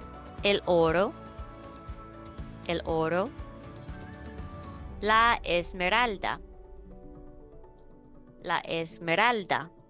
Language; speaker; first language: Spanish; non-native, fluent; English